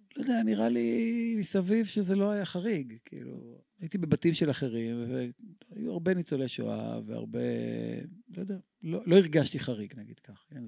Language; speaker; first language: Hebrew; native; Hebrew